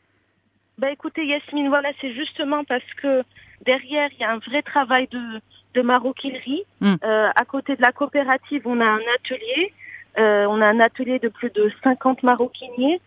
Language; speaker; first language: French; non-native, local second language; Arabic